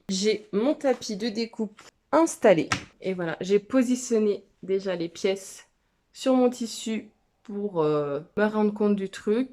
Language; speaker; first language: French; native; French